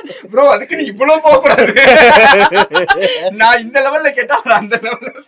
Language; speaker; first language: Tamil; native; Tamil